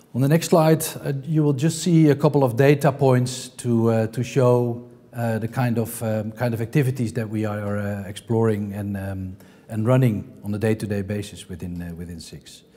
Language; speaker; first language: English; non-native, fluent; Dutch